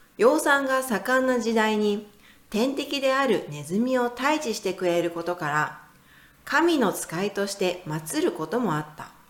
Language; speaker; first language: Japanese; native; Japanese